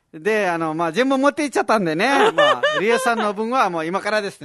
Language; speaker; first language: Japanese; non-native, fluent; Nepali